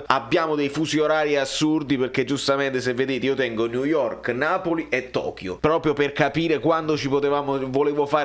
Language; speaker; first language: Italian; native; Italian